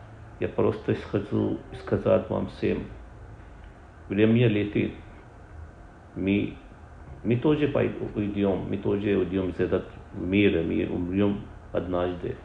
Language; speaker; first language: Russian; non-native, learner; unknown